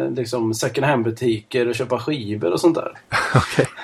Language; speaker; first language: Swedish; native; Swedish